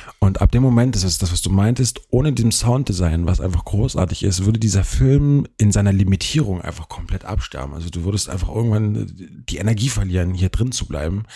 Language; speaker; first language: German; native; German